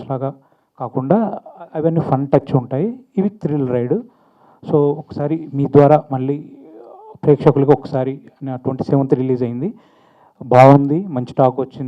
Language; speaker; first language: Telugu; native; Telugu